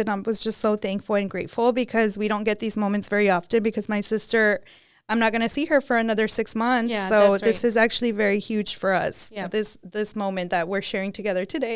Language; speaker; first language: English; early bilingual, other home language; Spanish